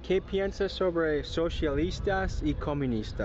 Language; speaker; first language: Spanish; non-native, learner; English